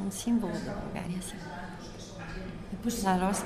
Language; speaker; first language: Spanish; non-native, learner; Bulgarian